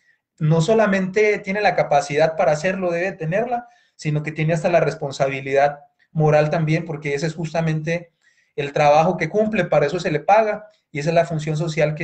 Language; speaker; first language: Spanish; native; Spanish